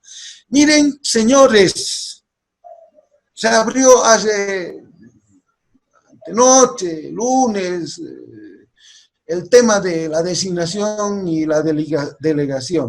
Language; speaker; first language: Spanish; native; Spanish